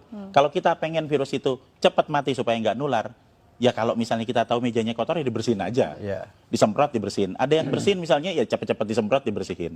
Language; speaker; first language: Indonesian; native; Indonesian